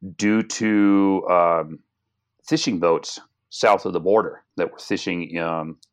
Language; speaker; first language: English; native; English